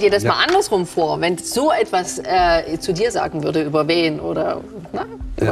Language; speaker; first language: German; native; German